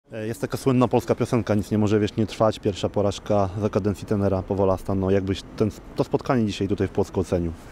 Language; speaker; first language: Polish; native; Polish